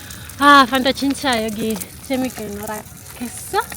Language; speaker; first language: Korean; non-native, learner; German